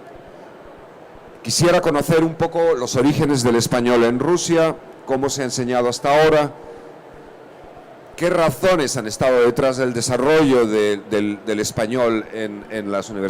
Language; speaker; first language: Spanish; native; Spanish